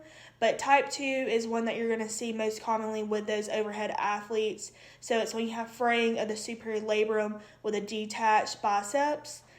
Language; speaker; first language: English; native; English